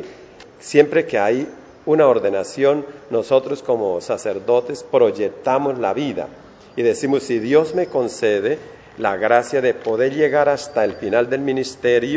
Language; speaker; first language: Spanish; native; Spanish